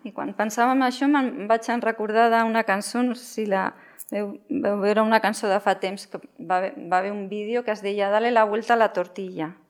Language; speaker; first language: Catalan; non-native, local second language; Spanish